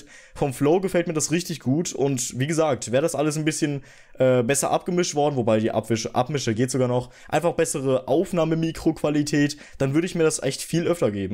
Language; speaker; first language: German; native; German